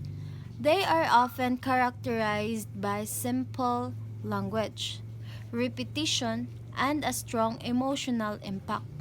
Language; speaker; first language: English; non-native, fluent; Filipino